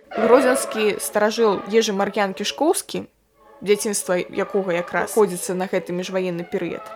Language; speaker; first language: Belarusian; non-native, local second language; Russian